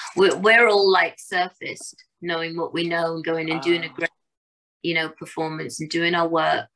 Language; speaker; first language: English; native; English